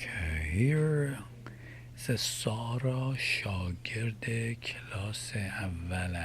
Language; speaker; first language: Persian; early bilingual, heritage; Persian